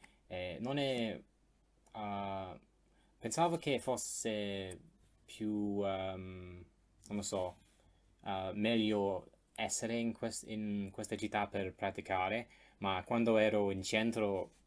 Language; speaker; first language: Italian; non-native, learner; English